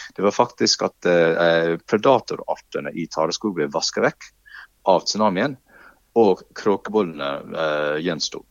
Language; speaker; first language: Norwegian; non-native, fluent; English